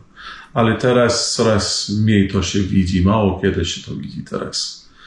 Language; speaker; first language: Polish; early bilingual, heritage; Polish